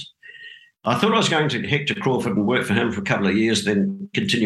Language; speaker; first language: English; native; English